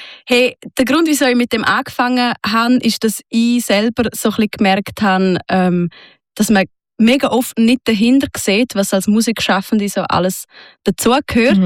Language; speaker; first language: German; native; German